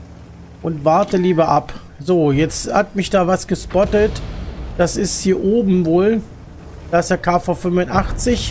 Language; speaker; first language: German; native; German